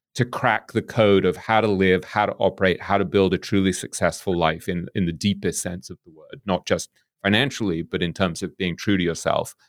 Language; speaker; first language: English; native; English